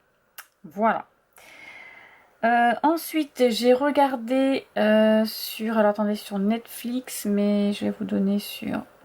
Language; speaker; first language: French; native; French